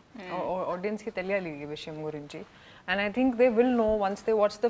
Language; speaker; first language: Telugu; non-native, local second language; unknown